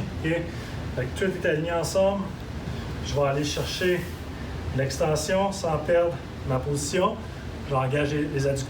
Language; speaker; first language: French; native; French